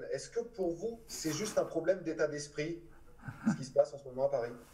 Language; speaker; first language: French; native; French